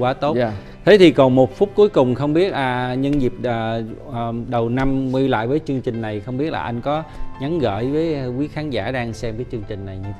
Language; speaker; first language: Vietnamese; early bilingual, heritage; Vietnamese